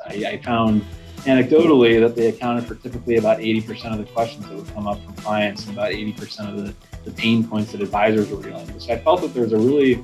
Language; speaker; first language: English; native; English